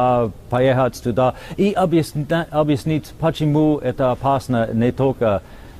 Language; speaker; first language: Russian; non-native, fluent; English